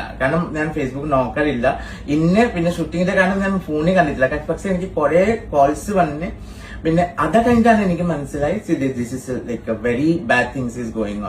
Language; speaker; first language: Malayalam; non-native, fluent; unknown